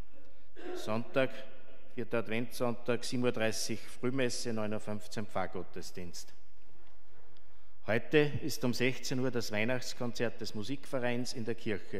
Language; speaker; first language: German; native; German